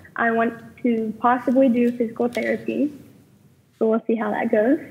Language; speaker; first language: English; native; English